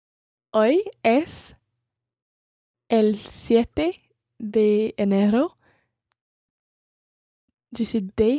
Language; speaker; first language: Spanish; non-native, learner; English